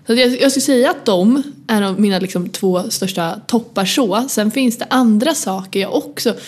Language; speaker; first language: Swedish; native; Swedish